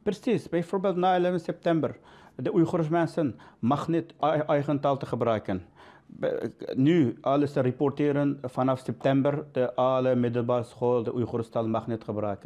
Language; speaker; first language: Dutch; non-native, learner; Uyghur